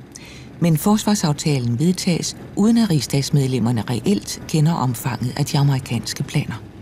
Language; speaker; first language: Danish; native; Danish